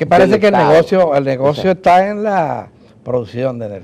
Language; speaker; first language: Spanish; native; Spanish